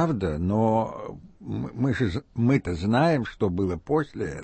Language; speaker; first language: Russian; native; Russian